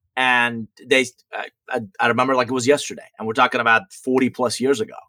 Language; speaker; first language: English; early bilingual, other home language; Persian